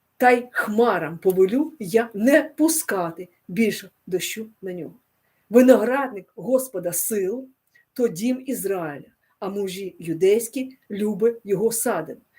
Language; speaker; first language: Ukrainian; non-native, local second language; Russian